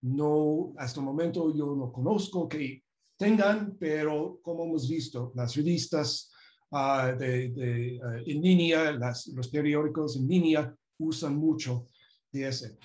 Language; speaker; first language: Spanish; non-native, fluent; English